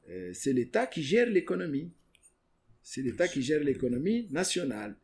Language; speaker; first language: French; non-native, local second language; Arabic